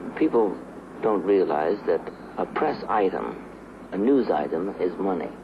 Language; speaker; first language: English; native; English